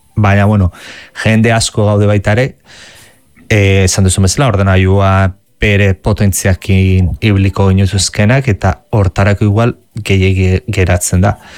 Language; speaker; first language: Basque; native; Basque